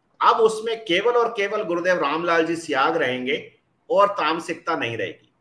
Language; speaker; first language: Hindi; native; Hindi